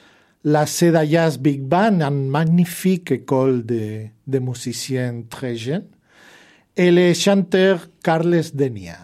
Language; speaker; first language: French; non-native, fluent; Spanish